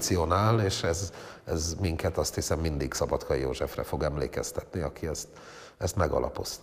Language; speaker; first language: Hungarian; native; Hungarian